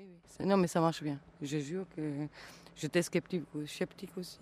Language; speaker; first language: French; non-native, fluent; Italian